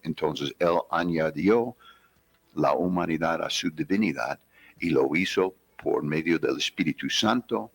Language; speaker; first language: Spanish; non-native, fluent; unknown